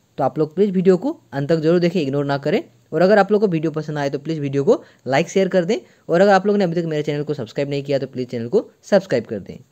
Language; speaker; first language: Hindi; non-native, local second language; Assamese